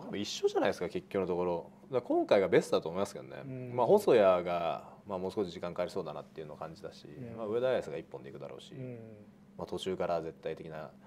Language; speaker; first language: Japanese; native; Japanese